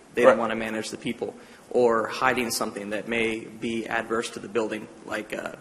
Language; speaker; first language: English; native; English